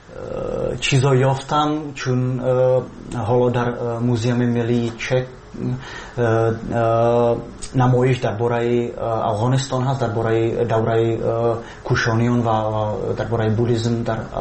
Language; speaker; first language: Persian; non-native, fluent; Czech